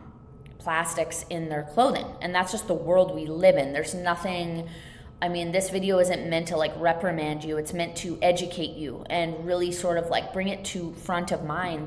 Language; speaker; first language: English; native; English